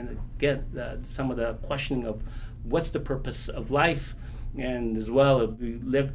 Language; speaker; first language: English; non-native, local second language; Filipino